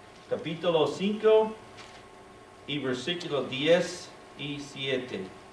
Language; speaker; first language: Spanish; non-native, learner; English